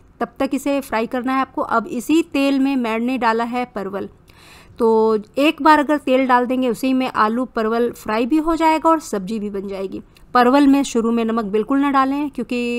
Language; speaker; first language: Hindi; native; Hindi